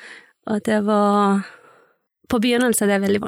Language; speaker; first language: Norwegian; early bilingual, other home language; Persian